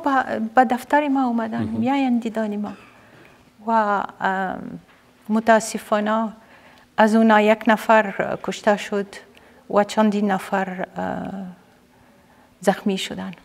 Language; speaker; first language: Persian; non-native, fluent; Arabic